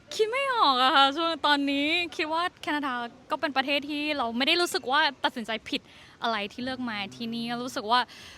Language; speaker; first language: Thai; native; Thai